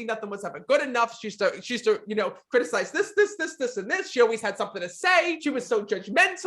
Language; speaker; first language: English; native; English